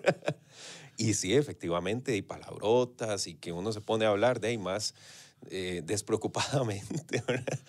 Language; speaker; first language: Spanish; native; Spanish